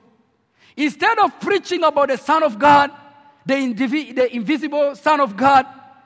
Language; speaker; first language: English; non-native, local second language; Kinyarwanda